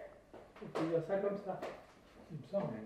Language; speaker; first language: French; native; French